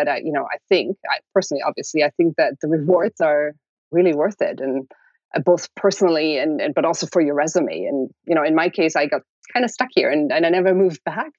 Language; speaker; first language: English; non-native, fluent; German